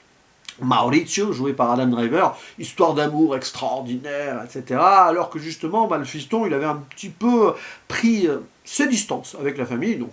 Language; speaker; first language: French; native; French